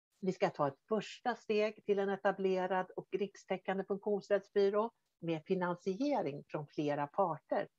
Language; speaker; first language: Swedish; native; Swedish